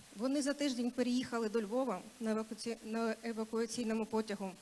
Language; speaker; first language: Ukrainian; non-native, local second language; Russian